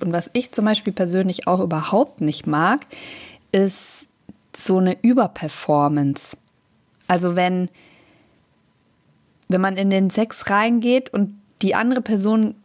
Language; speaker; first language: German; native; German